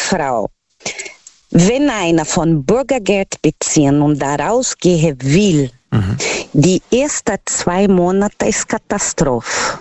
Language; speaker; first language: German; non-native, fluent; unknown